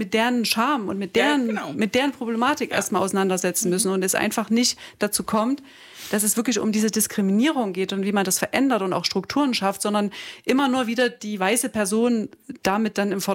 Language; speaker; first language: German; native; German